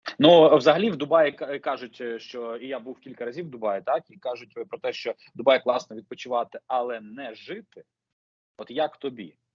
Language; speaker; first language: Ukrainian; native; Ukrainian